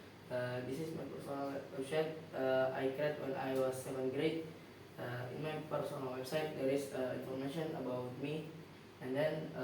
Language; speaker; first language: English; non-native, learner; Indonesian